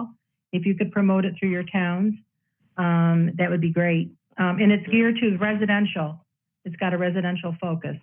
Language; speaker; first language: English; native; English